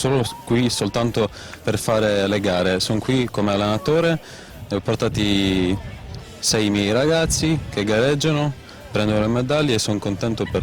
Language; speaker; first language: Italian; non-native, learner; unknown